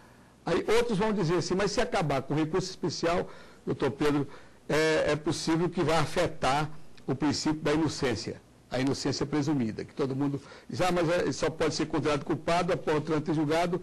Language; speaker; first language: Portuguese; native; Portuguese